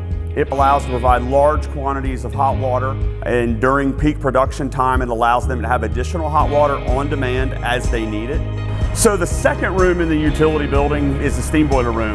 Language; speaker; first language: English; native; English